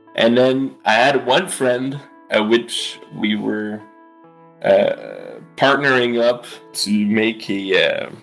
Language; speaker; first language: English; native; English